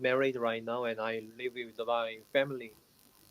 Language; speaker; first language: English; non-native, learner; Korean